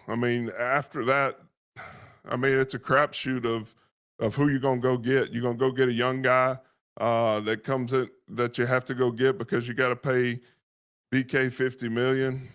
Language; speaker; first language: English; native; English